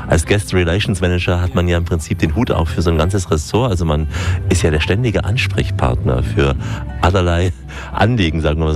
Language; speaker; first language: German; native; German